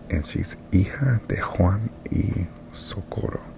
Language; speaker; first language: Spanish; non-native, learner; English